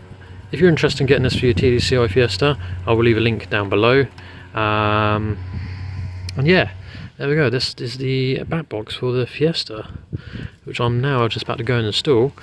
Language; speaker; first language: English; native; English